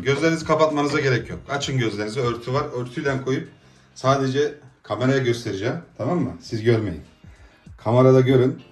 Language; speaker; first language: Turkish; early bilingual, heritage; Turkish